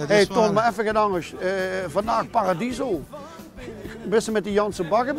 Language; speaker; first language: Dutch; native; Dutch